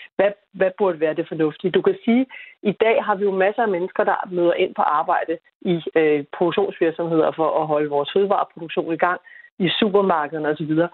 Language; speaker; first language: Danish; native; Danish